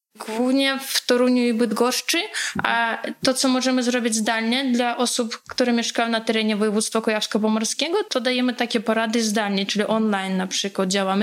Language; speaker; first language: Polish; non-native, fluent; Russian